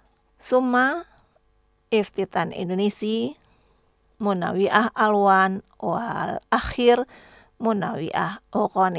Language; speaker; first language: Arabic; non-native, fluent; Indonesian